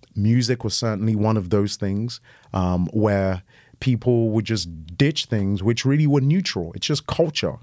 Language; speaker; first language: English; native; English